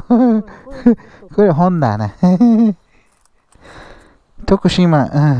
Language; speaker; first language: Japanese; non-native, learner; English